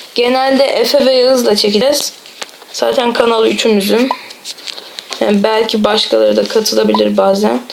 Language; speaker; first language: Turkish; native; Turkish